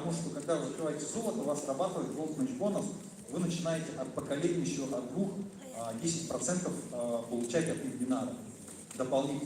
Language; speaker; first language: Russian; native; Russian